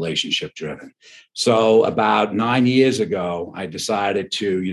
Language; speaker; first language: English; native; English